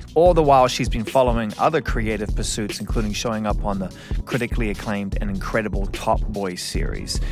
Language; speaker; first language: English; native; English